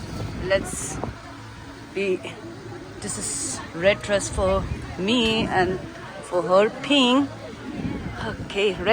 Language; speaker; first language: English; non-native, learner; Tibetan